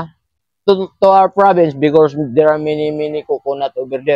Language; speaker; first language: English; non-native, learner; Filipino